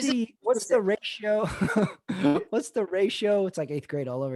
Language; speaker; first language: English; native; English